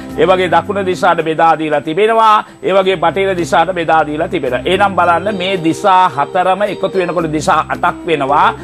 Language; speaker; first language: Sinhala; non-native, local second language; Tamil